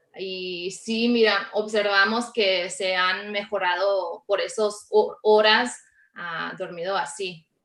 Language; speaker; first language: Spanish; early bilingual, heritage; Spanish